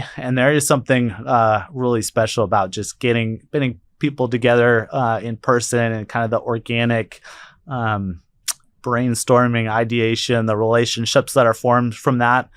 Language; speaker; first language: English; native; English